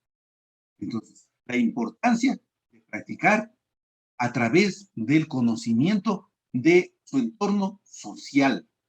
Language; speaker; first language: Spanish; native; Spanish